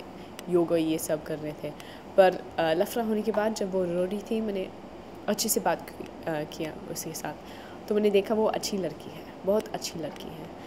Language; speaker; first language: Hindi; non-native, learner; English